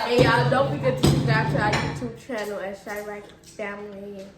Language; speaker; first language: English; native; English